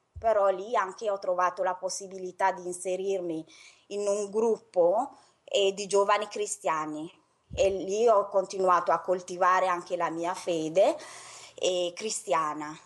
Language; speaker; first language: Italian; non-native, fluent; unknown